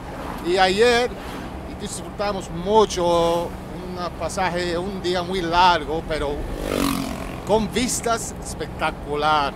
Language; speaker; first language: Spanish; non-native, learner; English